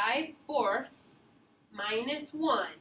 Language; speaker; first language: English; native; English